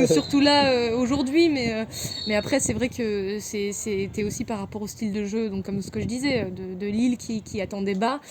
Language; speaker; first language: French; native; French